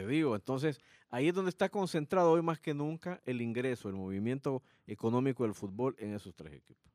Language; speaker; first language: Spanish; native; Spanish